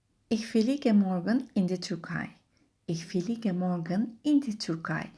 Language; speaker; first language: German; non-native, fluent; Turkish